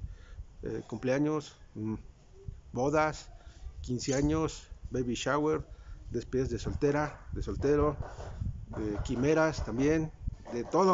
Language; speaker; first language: Spanish; native; Spanish